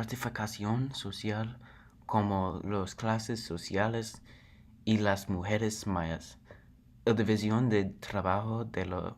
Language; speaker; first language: Spanish; non-native, learner; English